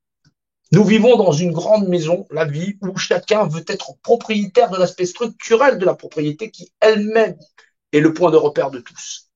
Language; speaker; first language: French; native; French